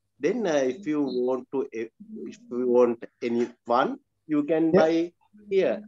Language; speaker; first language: English; non-native, learner; Sinhala